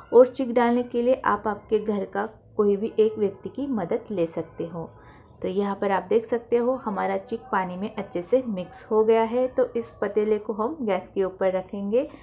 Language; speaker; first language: Hindi; non-native, local second language; Marathi